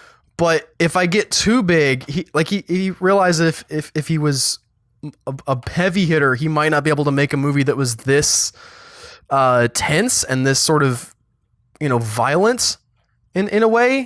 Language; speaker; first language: English; native; English